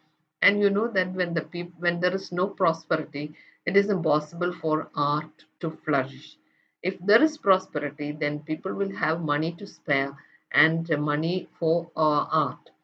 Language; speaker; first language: English; non-native, local second language; Malayalam